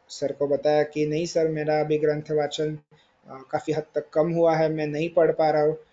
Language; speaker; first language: Hindi; non-native, local second language; Marathi